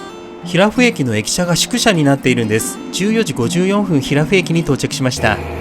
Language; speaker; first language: Japanese; native; Japanese